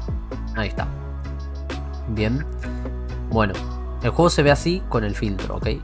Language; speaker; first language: Spanish; native; Spanish